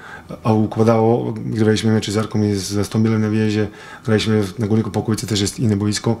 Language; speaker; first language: Polish; non-native, fluent; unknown